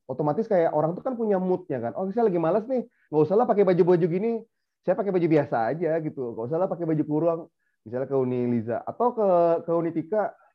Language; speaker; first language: Indonesian; non-native, local second language; Minangkabau